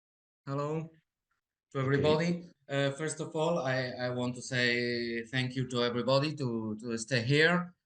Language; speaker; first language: English; non-native, fluent; Spanish